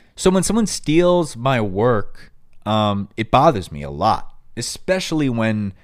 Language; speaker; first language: English; native; English